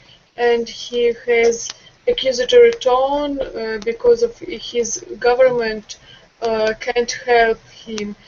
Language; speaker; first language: English; non-native, learner; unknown